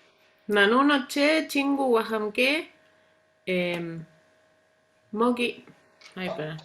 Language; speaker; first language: Korean; non-native, learner; Spanish